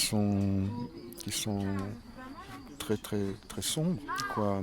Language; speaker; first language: French; native; French